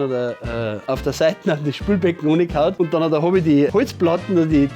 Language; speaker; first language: German; native; German